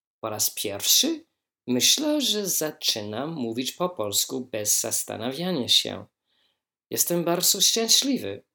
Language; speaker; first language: Polish; non-native, learner; English